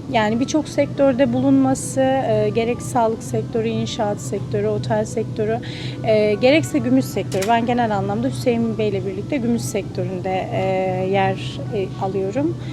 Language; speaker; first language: Turkish; native; Turkish